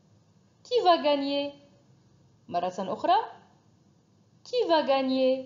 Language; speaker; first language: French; non-native, fluent; Arabic